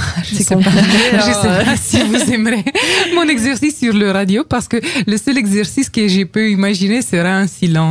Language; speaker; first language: French; non-native, fluent; Romanian